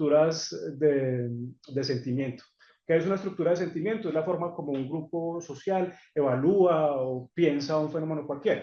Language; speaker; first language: Spanish; native; Spanish